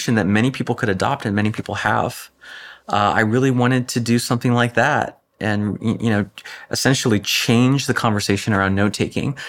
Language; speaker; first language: English; native; English